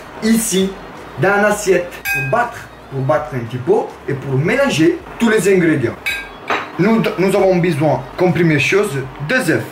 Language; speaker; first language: French; non-native, learner; Italian